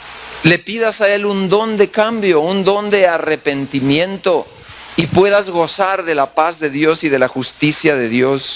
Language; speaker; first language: Spanish; native; Spanish